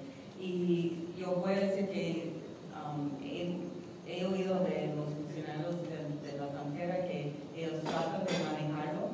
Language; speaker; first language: Spanish; non-native, fluent; English